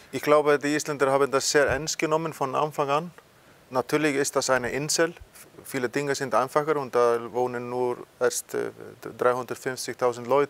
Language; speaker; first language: German; non-native, fluent; Icelandic